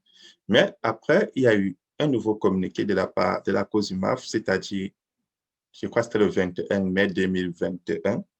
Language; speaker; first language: French; native; French